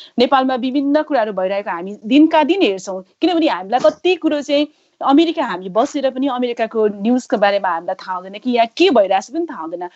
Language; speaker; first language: Nepali; native; Nepali